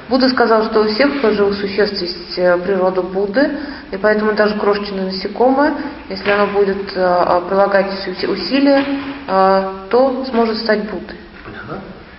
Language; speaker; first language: Russian; native; Russian